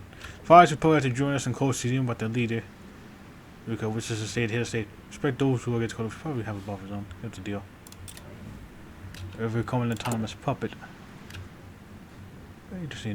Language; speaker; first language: English; native; English